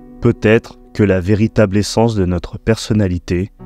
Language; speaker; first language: French; native; French